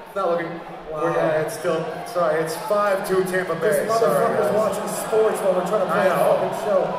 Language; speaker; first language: English; native; English